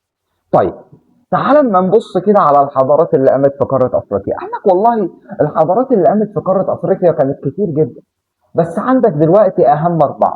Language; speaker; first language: Arabic; native; Arabic